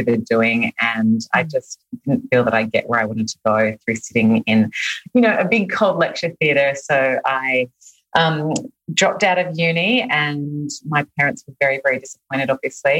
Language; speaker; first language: English; native; English